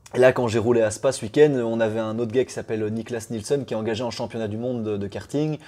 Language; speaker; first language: French; native; French